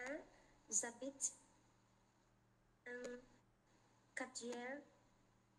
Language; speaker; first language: French; non-native, learner; Khmer